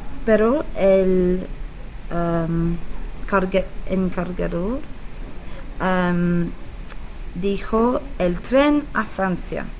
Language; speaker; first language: Spanish; non-native, learner; English